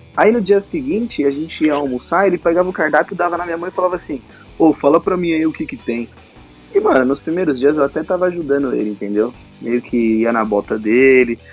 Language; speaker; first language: Portuguese; native; Portuguese